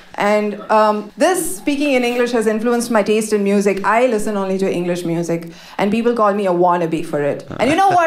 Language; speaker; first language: English; native; English